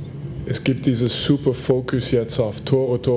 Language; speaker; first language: German; non-native, fluent; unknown